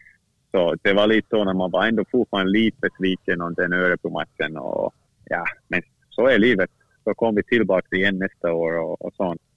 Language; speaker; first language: Swedish; non-native, fluent; Finnish